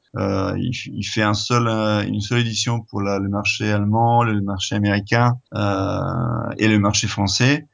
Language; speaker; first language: French; non-native, fluent; Italian